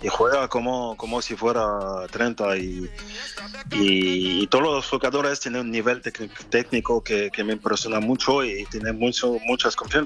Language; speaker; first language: Spanish; non-native, fluent; French